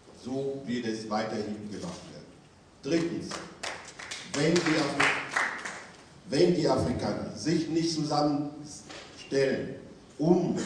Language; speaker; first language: German; non-native, fluent; French